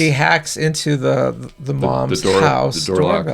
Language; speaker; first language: English; native; English